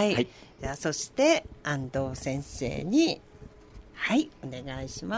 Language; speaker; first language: Japanese; native; Japanese